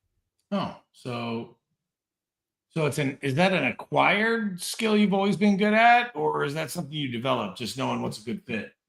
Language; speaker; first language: English; native; English